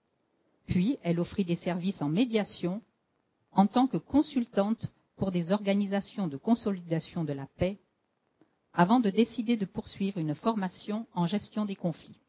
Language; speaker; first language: French; native; French